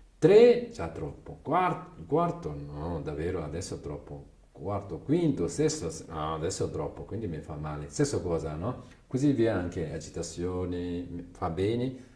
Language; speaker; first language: Italian; non-native, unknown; Tibetan